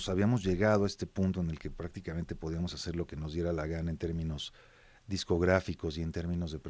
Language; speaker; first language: Spanish; native; Spanish